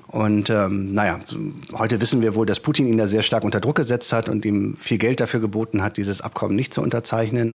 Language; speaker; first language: German; native; German